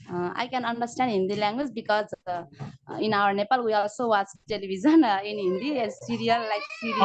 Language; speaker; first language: English; non-native, learner; Nepali